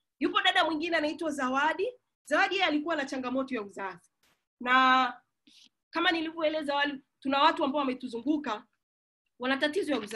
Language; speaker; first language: Swahili; native; Swahili